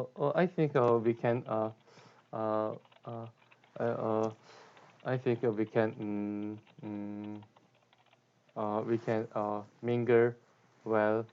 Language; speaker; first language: English; non-native, learner; Korean